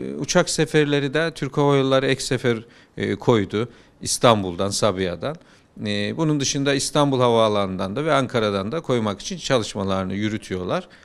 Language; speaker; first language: Turkish; native; Turkish